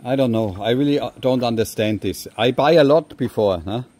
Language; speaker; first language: English; non-native, learner; German